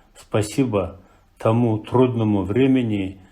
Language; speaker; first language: Russian; non-native, local second language; Kazakh